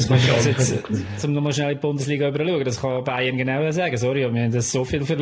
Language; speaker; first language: German; native; German